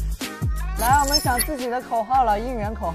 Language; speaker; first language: Chinese; native; Chinese